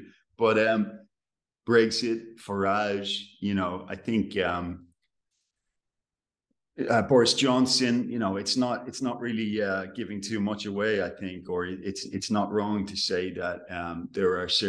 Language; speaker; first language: English; native; English